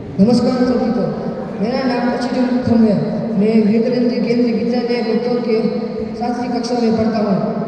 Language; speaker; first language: Hindi; non-native, local second language; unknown